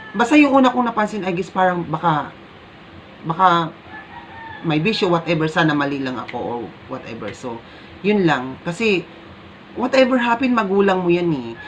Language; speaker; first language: Filipino; native; Filipino